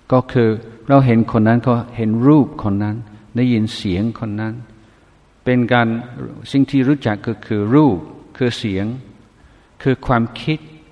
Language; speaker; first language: Thai; non-native, fluent; English